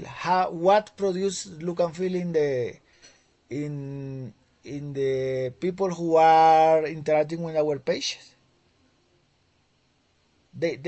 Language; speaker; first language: English; non-native, fluent; Spanish